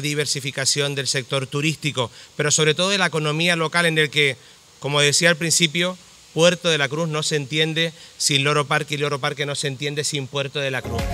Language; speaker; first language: Spanish; native; Spanish